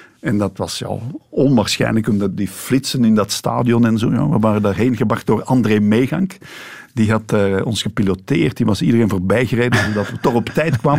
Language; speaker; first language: Dutch; native; Dutch